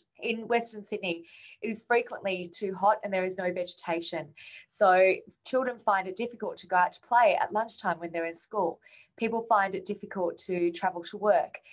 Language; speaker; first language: English; native; English